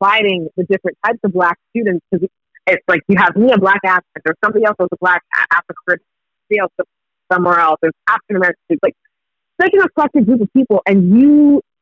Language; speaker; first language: English; early bilingual, other home language; Swahili